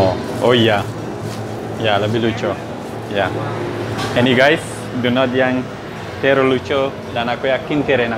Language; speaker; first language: Indonesian; non-native, learner; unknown